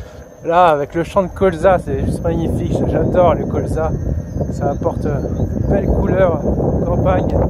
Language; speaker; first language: French; native; French